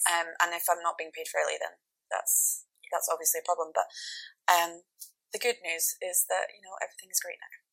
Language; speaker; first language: English; native; English